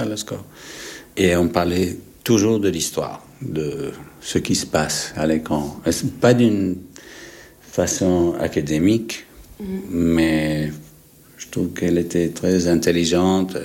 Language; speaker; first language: French; non-native, fluent; English